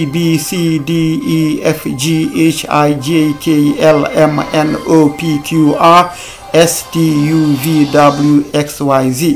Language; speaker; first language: French; non-native, local second language; Fula